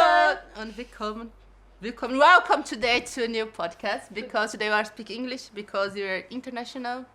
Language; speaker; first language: English; non-native, learner; Portuguese